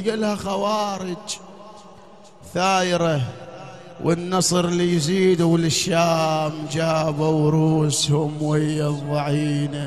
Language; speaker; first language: Arabic; native; Arabic